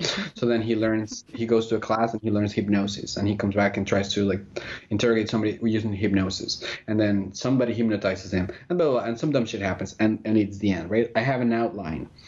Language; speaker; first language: English; non-native, fluent; Spanish